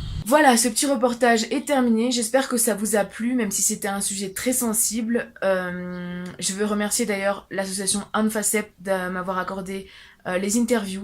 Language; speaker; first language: French; native; French